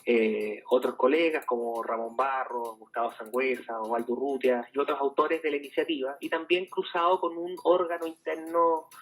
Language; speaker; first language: Spanish; native; Spanish